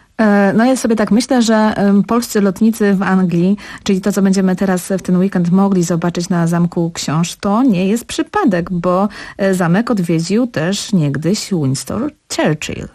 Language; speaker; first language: Polish; native; Polish